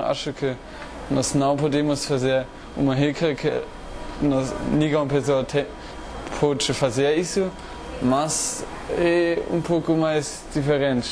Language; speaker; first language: Portuguese; non-native, learner; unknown